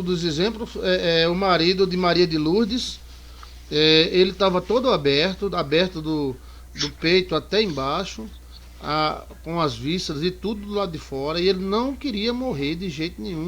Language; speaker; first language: Portuguese; native; Portuguese